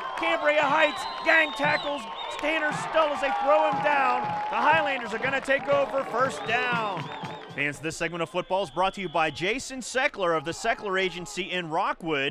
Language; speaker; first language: English; native; English